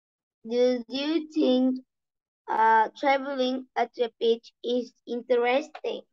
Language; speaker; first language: English; non-native, learner; Vietnamese